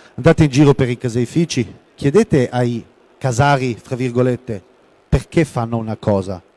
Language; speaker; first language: Italian; non-native, local second language; German